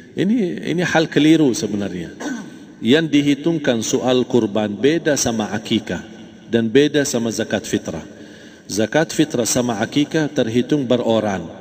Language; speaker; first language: Malay; non-native, fluent; Arabic